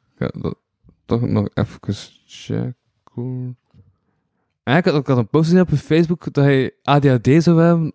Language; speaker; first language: Dutch; native; Dutch